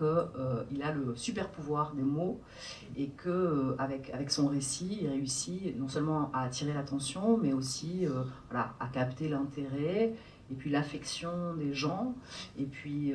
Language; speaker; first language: French; native; French